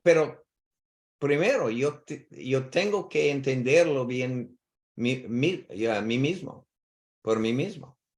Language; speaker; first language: Spanish; non-native, learner; English